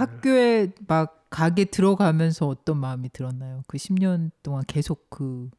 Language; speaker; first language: Korean; native; Korean